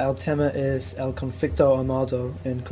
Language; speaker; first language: Spanish; non-native, learner; English